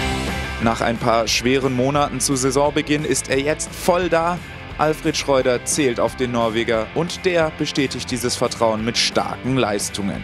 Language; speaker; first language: German; native; German